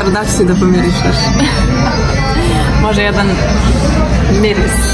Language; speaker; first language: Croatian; non-native, learner; Russian